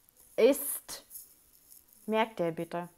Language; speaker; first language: German; non-native, fluent; Russian